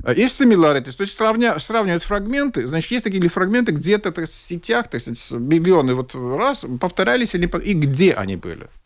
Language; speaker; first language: Russian; non-native, local second language; Latvian